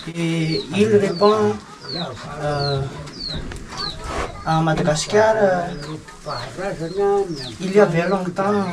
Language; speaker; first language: French; non-native, learner; Malagasy